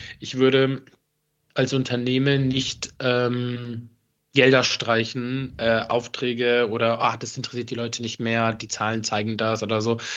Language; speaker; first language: German; early bilingual, other home language; Arabic